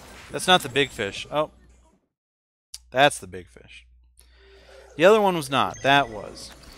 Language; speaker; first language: English; native; English